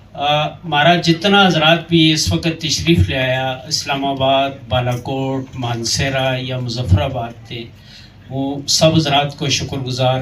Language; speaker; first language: Urdu; non-native, local second language; Gujari